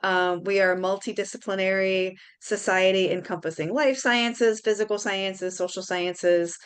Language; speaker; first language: English; native; English